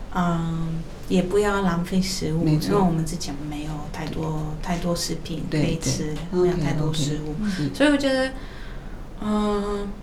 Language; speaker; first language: Chinese; non-native, fluent; Polish